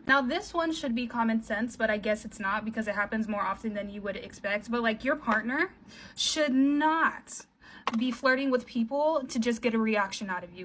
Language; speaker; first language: English; native; English